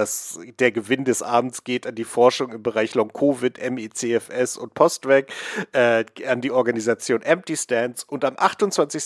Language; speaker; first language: German; native; German